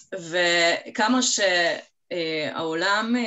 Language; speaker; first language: Hebrew; non-native, fluent; Hungarian